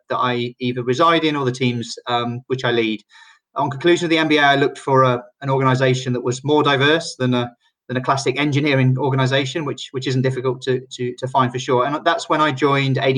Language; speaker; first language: English; native; English